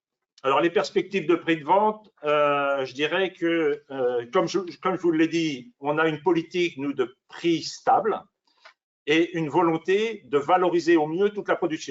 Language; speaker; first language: French; native; French